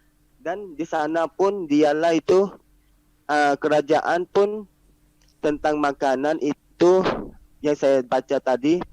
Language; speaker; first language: Indonesian; non-native, learner; Malay